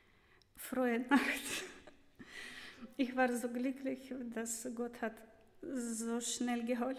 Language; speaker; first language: German; non-native, learner; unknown